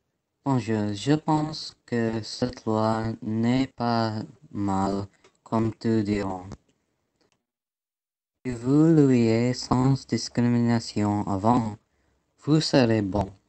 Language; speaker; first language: French; non-native, learner; English